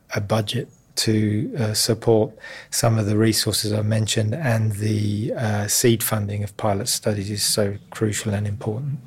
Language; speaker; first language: English; native; English